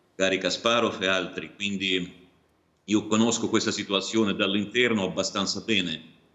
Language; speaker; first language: Italian; non-native, fluent; Russian